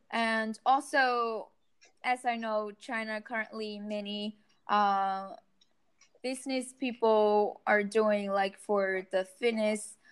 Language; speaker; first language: English; non-native, fluent; Chinese